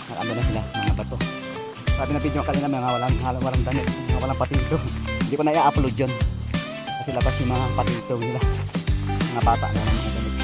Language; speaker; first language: Filipino; non-native, local second language; Hiligaynon